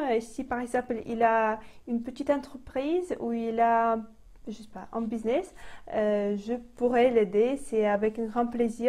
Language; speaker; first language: French; non-native, fluent; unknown